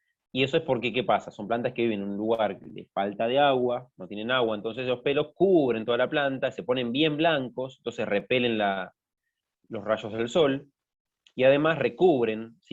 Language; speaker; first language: Spanish; native; Spanish